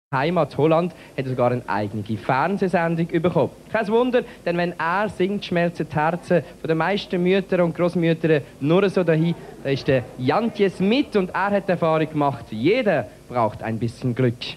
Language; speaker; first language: German; native; German